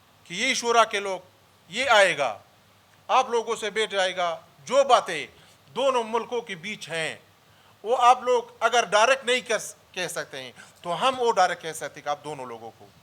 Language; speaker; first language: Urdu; early bilingual, other home language; Pashto